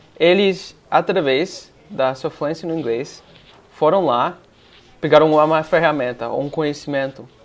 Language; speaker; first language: Portuguese; non-native, fluent; English